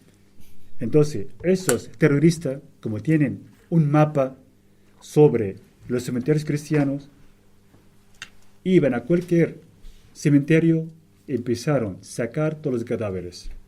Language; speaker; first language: Spanish; non-native, fluent; Arabic